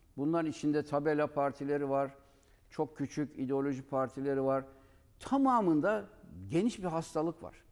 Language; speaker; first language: Turkish; native; Turkish